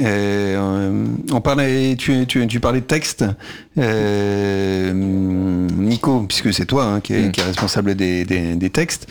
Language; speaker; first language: French; native; French